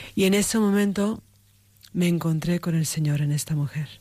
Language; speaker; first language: Spanish; native; Spanish